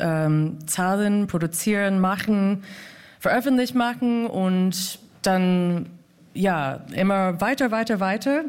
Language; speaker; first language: German; non-native, fluent; English